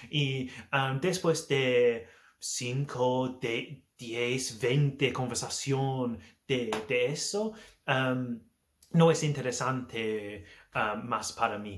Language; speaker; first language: Spanish; non-native, learner; English